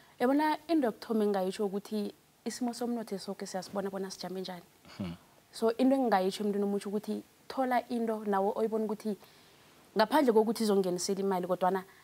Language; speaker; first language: Zulu; non-native, local second language; South Ndebele